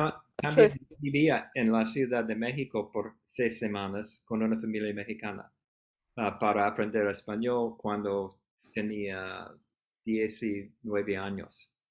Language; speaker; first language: Spanish; non-native, learner; English